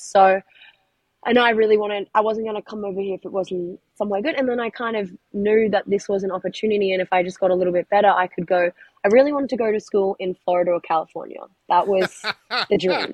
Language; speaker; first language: English; native; English